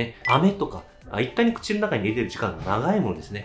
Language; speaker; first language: Japanese; native; Japanese